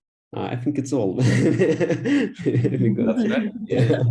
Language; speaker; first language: English; non-native, learner; Russian